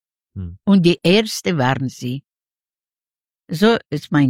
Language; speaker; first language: German; non-native, learner; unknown